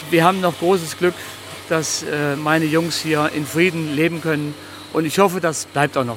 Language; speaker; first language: German; native; German